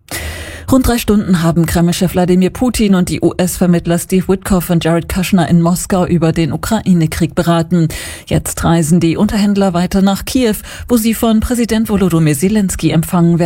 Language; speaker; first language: German; native; German